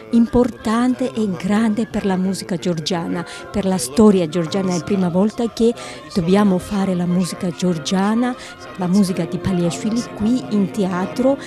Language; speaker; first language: Italian; non-native, learner; Georgian